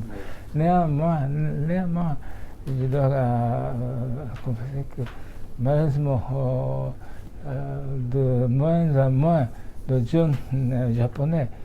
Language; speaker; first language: French; non-native, fluent; Japanese